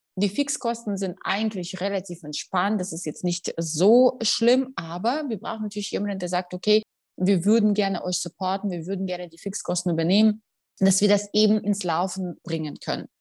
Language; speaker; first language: German; non-native, fluent; Russian